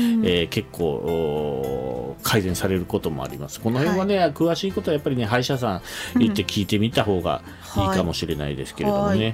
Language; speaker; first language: Japanese; native; Japanese